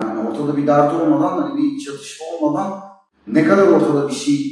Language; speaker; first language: Turkish; native; Turkish